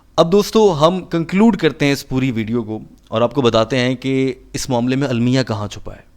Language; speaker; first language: Urdu; native; Urdu